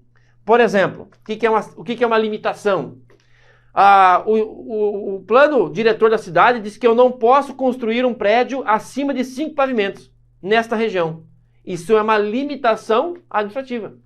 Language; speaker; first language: Portuguese; native; Portuguese